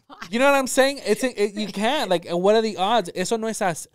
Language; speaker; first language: English; early bilingual, other home language; Spanish